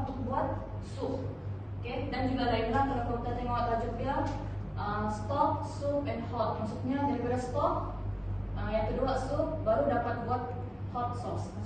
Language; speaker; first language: Malay; native; Malay